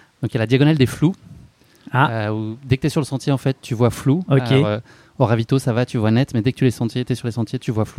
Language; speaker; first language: French; native; French